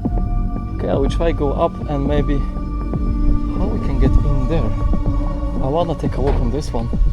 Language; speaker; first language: English; non-native, fluent; Polish